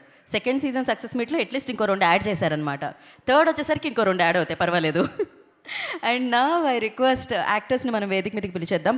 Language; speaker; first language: Telugu; native; Telugu